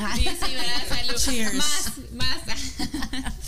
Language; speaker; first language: Spanish; early bilingual, heritage; Spanish